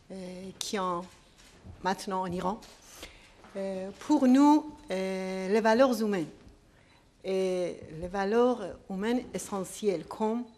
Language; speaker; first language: French; non-native, fluent; Persian